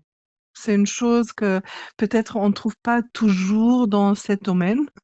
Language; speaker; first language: French; non-native, fluent; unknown